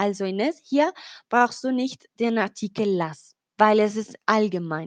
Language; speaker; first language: German; non-native, fluent; Spanish